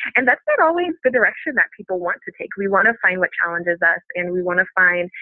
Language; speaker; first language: English; native; English